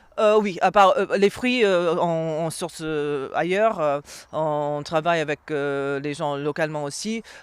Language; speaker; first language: French; non-native, fluent; English